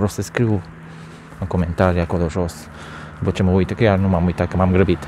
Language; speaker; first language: Romanian; non-native, local second language; Hungarian